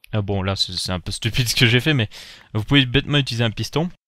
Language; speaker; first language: French; native; French